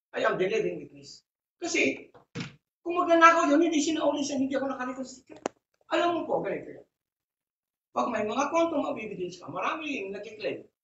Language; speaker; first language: Filipino; non-native, local second language; Bikol